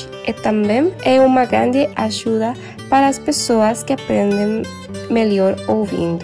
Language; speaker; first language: Portuguese; non-native, learner; Spanish